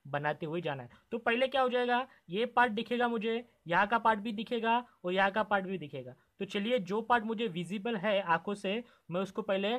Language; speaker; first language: Hindi; non-native, local second language; Marathi